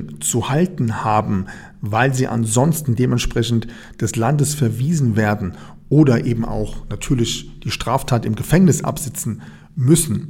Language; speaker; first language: German; native; German